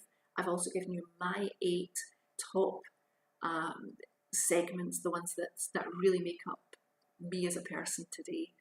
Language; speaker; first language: English; native; English